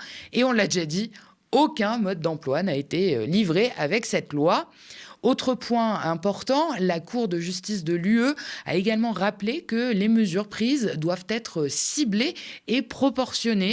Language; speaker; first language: French; native; French